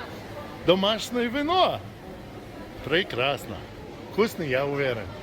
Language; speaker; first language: Russian; non-native, learner; English